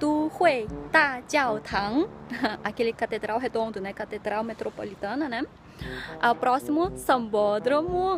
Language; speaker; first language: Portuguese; non-native, fluent; Chinese